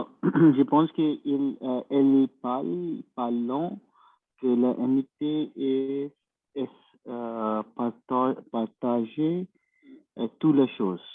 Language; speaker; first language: French; non-native, learner; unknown